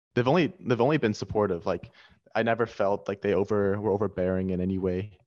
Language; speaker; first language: English; native; English